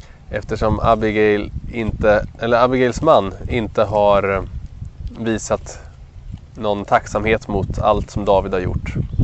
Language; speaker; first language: Swedish; native; Swedish